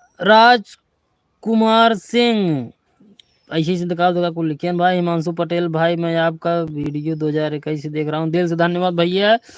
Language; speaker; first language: Hindi; native; Hindi